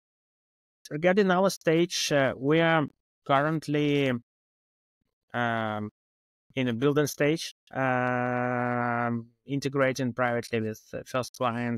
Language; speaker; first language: English; non-native, fluent; Russian